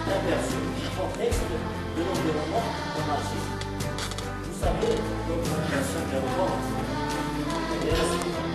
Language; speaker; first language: French; non-native, local second language; Arabic